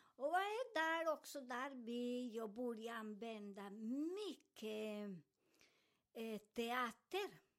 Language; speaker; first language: Swedish; non-native, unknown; Spanish